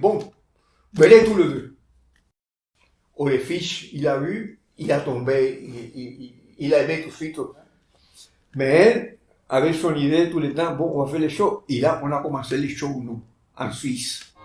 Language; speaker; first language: French; non-native, fluent; Spanish